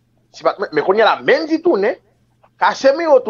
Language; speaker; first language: French; non-native, local second language; Haitian Creole